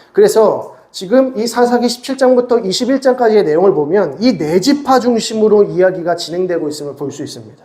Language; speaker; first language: Korean; native; Korean